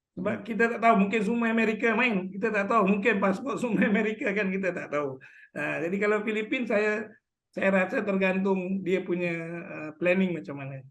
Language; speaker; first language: Malay; native; Malay